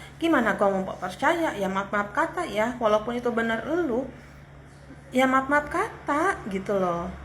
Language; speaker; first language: Indonesian; native; Indonesian